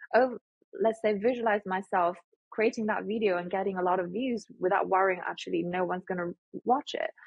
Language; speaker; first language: English; non-native, fluent; Chinese